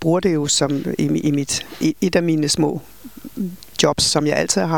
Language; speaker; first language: Danish; native; Danish